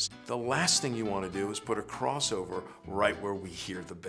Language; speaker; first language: English; native; English